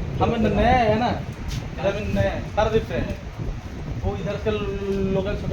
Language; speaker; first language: Hindi; non-native, local second language; Odia